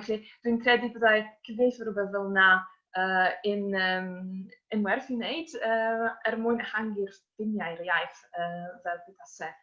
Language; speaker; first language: Welsh; non-native, fluent; Polish